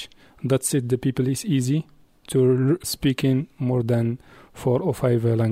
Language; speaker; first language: English; non-native, learner; Arabic